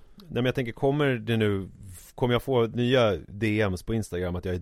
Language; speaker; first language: Swedish; native; Swedish